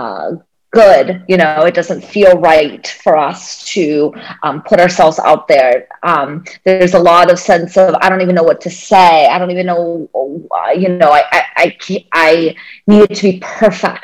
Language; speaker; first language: English; native; English